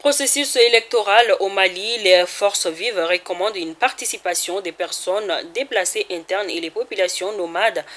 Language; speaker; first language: French; non-native, local second language; Bambara